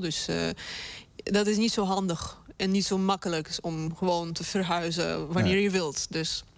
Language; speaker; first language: Dutch; non-native, fluent; Russian